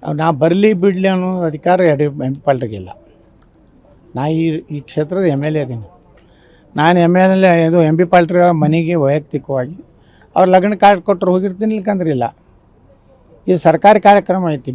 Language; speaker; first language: Kannada; native; Kannada